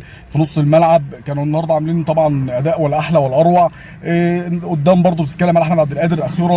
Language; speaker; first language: Arabic; native; Arabic